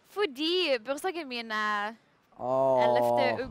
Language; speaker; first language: Norwegian; non-native, learner; Lithuanian